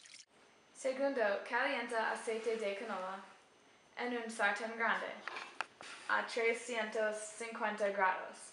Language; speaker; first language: Spanish; non-native, learner; English